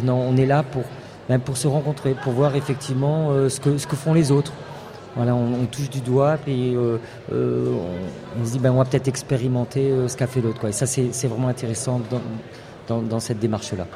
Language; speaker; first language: French; native; French